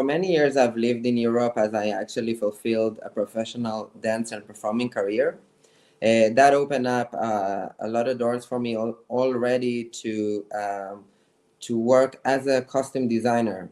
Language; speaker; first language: English; non-native, fluent; Hebrew